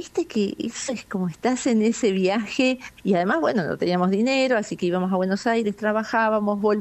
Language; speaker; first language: Spanish; native; Spanish